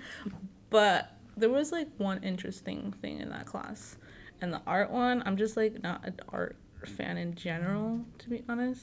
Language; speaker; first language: English; native; English